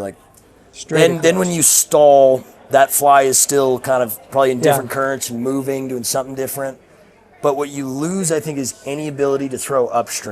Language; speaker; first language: English; native; English